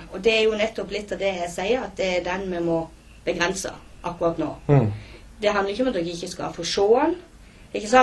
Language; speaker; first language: Norwegian; native; Norwegian